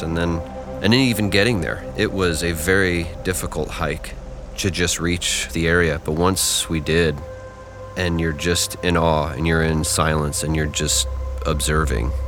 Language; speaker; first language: English; native; English